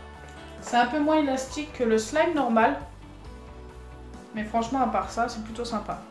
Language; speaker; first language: French; native; French